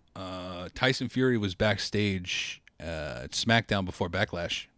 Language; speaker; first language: English; early bilingual, other home language; Spanish